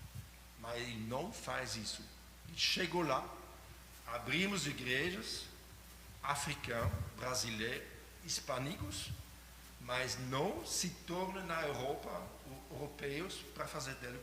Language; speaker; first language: Portuguese; non-native, learner; French